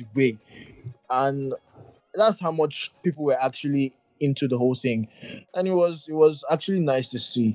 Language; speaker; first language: English; non-native, local second language; Yoruba